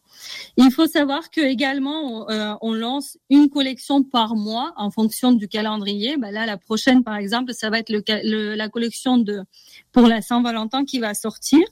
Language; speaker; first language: French; native; French